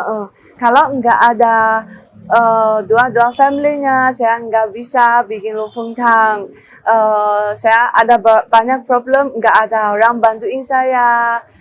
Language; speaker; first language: Indonesian; non-native, learner; Chinese